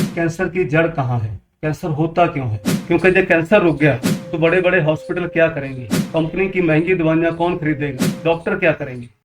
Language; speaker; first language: Hindi; non-native, local second language; Punjabi